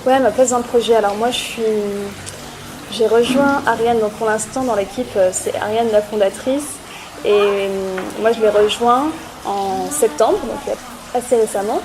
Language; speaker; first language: French; native; French